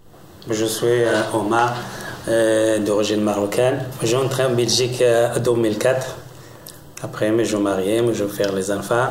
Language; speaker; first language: French; non-native, learner; Arabic